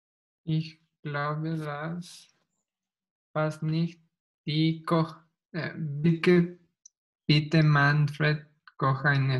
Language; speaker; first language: German; non-native, learner; Spanish